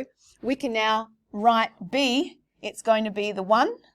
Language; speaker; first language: English; native; English